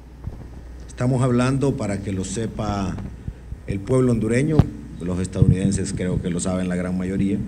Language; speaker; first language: Spanish; native; Spanish